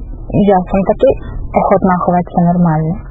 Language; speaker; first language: Czech; non-native, fluent; Russian